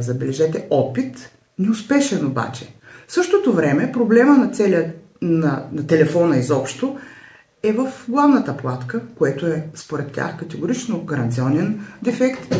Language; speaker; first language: Bulgarian; native; Bulgarian